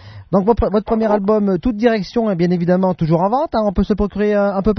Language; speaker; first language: French; native; French